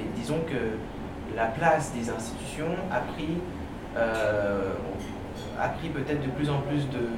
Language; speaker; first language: French; native; French